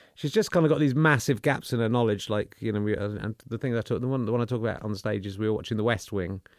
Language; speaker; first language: English; native; English